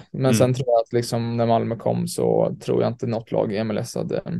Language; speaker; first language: Swedish; native; Swedish